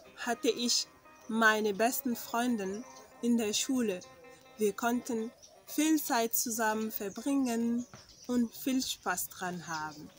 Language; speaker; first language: German; non-native, learner; Mossi